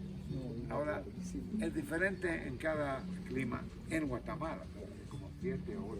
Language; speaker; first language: Spanish; non-native, fluent; Hebrew